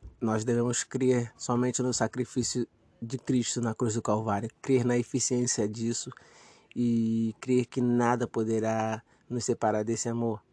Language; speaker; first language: Portuguese; native; Portuguese